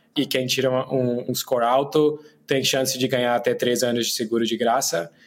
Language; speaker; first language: Portuguese; non-native, fluent; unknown